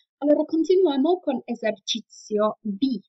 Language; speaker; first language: Italian; non-native, fluent; English